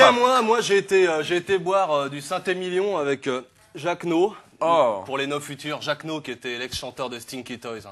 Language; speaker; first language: French; native; French